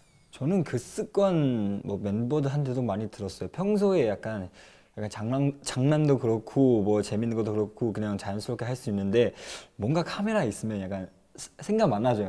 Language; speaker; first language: Korean; non-native, fluent; Chinese